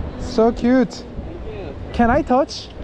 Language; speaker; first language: English; non-native, learner; Korean